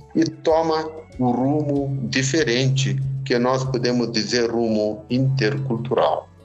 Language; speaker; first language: Portuguese; non-native, fluent; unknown